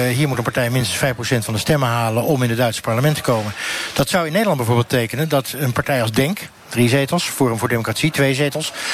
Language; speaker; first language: Dutch; native; Dutch